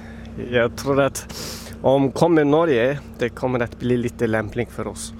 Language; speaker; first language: Swedish; non-native, learner; Turkish